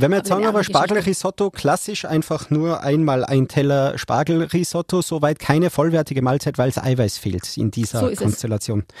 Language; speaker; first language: German; native; German